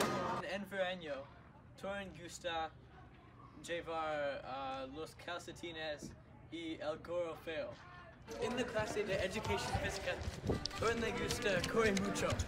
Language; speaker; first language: Spanish; non-native, learner; English